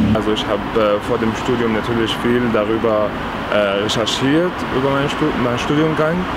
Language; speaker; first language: German; non-native, fluent; Arabic